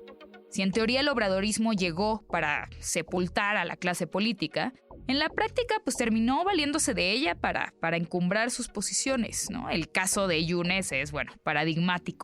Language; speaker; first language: Spanish; native; Spanish